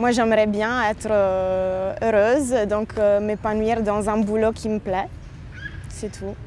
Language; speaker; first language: French; non-native, fluent; Italian